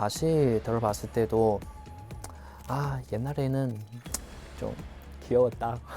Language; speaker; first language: Korean; non-native, fluent; Chinese